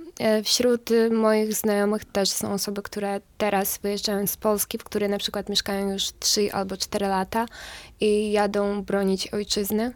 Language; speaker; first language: Polish; non-native, fluent; Ukrainian